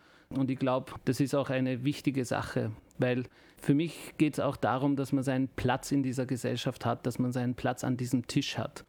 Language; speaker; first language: German; early bilingual, other home language; Turkish